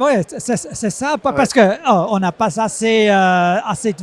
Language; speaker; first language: French; non-native, local second language; German